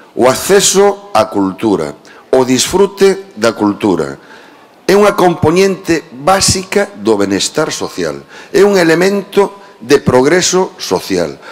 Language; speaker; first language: Galician; native; Galician